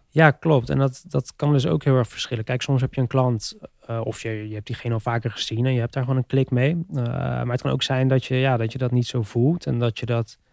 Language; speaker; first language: Dutch; native; Dutch